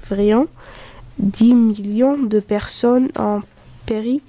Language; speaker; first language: French; early bilingual, other home language; Dutch